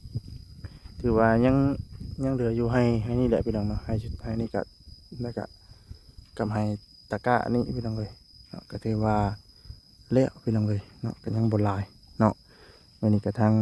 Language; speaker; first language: Thai; non-native, local second language; Lao